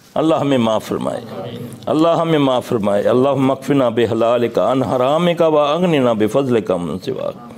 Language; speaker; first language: Urdu; non-native, local second language; Punjabi